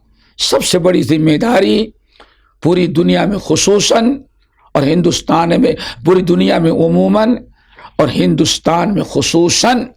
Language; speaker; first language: Urdu; native; Urdu